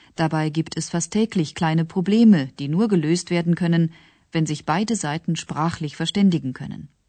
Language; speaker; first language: German; native; German